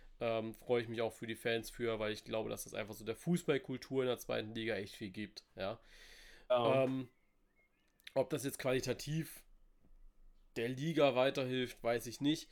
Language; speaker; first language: German; native; German